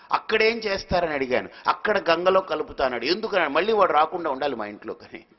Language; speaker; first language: Telugu; native; Telugu